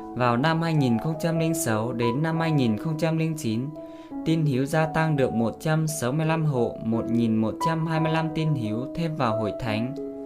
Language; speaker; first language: Vietnamese; non-native, local second language; Iu Mien